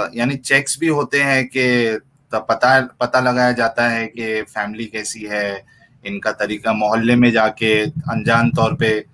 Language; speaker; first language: Hindi; native; Hindi